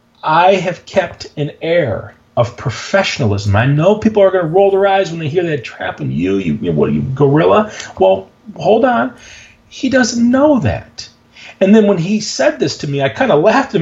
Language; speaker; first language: English; native; English